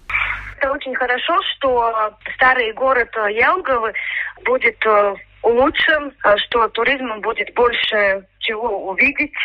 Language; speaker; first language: Russian; non-native, local second language; Latvian